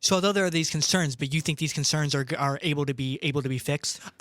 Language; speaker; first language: English; native; English